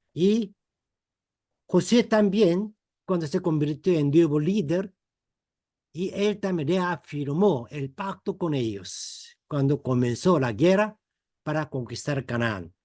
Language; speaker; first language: Spanish; non-native, fluent; Korean